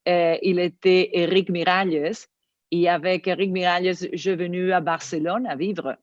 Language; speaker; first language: French; non-native, learner; Italian